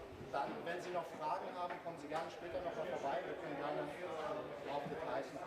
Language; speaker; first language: German; native; German